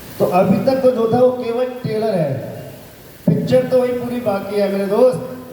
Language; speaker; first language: Hindi; native; Hindi